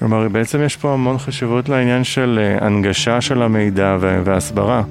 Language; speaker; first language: Hebrew; native; Hebrew